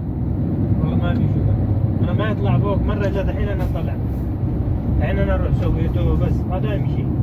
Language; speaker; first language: Arabic; non-native, learner; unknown